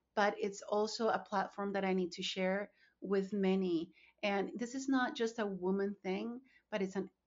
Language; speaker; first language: English; non-native, fluent; Spanish